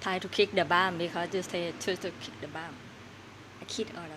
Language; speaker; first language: English; non-native, learner; Thai